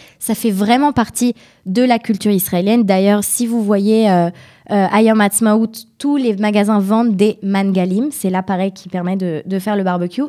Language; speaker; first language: French; native; French